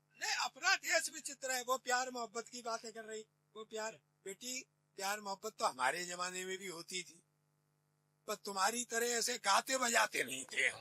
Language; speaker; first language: Hindi; native; Hindi